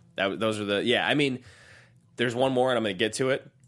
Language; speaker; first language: English; native; English